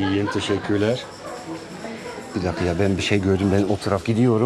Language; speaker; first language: Turkish; non-native, fluent; Dutch